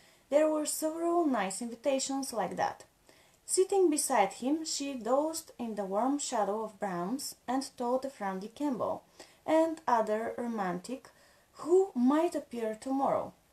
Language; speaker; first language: English; non-native, fluent; Bulgarian